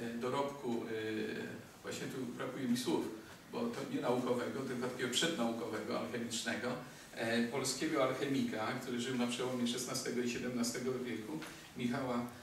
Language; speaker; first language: Polish; native; Polish